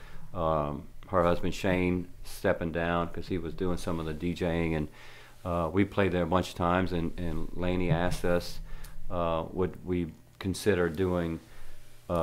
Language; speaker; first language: English; native; English